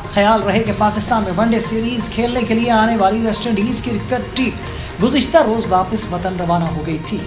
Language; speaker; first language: Urdu; native; Urdu